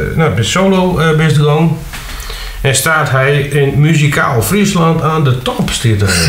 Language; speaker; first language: Dutch; non-native, local second language; Western Frisian